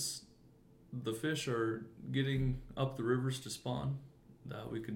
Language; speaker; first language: English; native; English